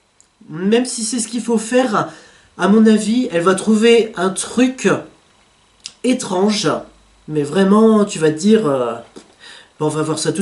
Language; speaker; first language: French; native; French